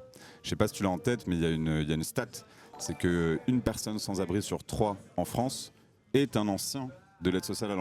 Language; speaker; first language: French; native; French